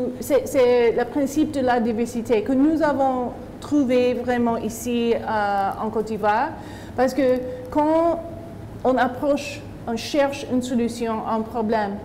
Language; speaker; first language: French; non-native, fluent; English